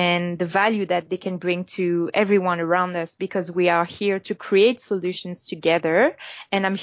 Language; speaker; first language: English; non-native, fluent; French